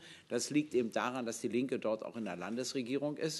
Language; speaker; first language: German; native; German